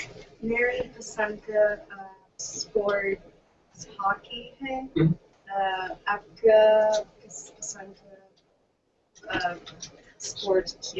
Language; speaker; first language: Hindi; non-native, learner; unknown